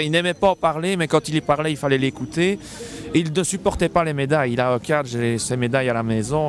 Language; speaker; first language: French; native; French